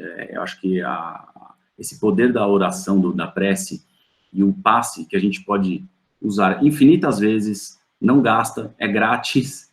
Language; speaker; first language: Portuguese; native; Portuguese